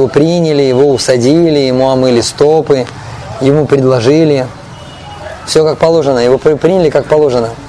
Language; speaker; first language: Russian; native; Russian